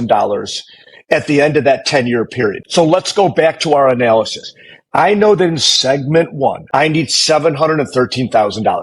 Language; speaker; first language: English; native; English